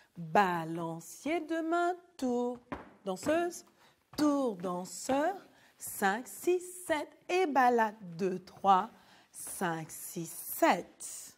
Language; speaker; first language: French; native; French